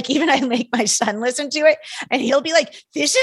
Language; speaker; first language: English; native; English